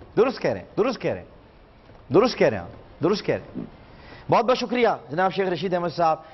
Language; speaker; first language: Urdu; native; Urdu